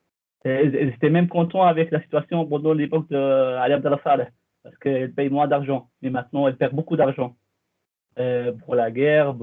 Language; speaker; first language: French; non-native, fluent; Arabic